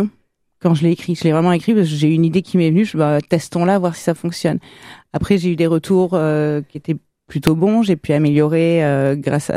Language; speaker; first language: French; native; French